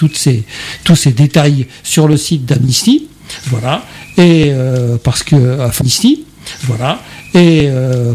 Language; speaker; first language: French; native; French